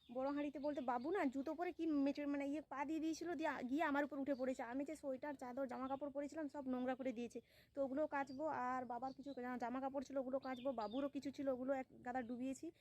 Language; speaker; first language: Bangla; native; Bangla